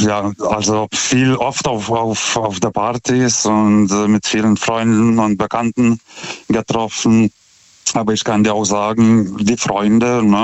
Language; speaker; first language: German; non-native, fluent; Lithuanian